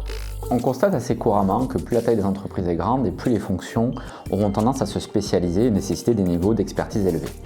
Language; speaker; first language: French; native; French